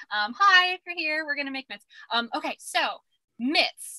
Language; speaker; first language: English; native; English